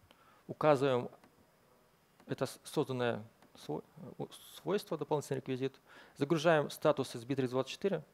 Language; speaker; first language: Russian; native; Russian